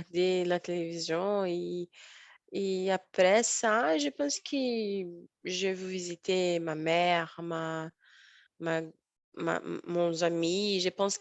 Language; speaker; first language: French; non-native, learner; Portuguese